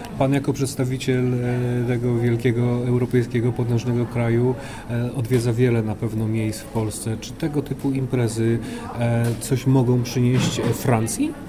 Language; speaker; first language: Polish; native; Polish